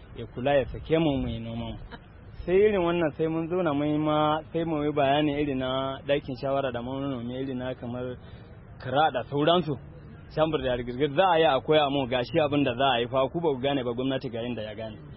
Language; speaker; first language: Hausa; non-native, local second language; Kanuri